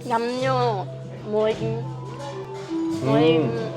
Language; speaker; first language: Korean; non-native, fluent; Japanese